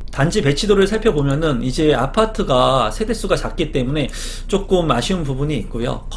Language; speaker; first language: Korean; native; Korean